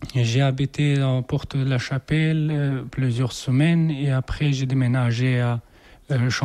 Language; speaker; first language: French; non-native, learner; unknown